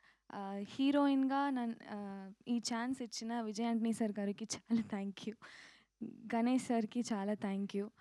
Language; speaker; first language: Telugu; non-native, local second language; Tamil